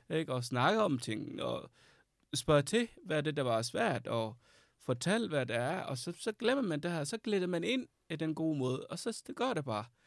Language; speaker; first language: Danish; non-native, fluent; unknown